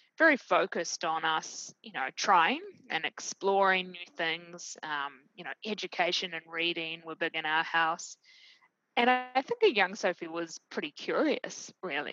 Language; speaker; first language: English; native; English